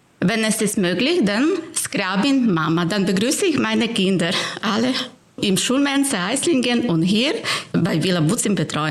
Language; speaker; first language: German; non-native, fluent; Ukrainian